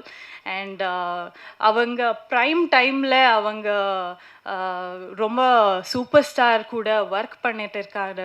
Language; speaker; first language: Tamil; non-native, learner; Kannada